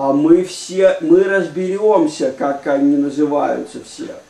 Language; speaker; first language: Russian; native; Russian